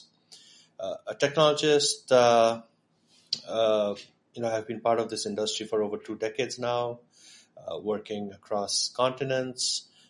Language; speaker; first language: English; non-native, local second language; Marathi